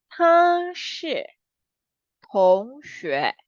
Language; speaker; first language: Chinese; non-native, fluent; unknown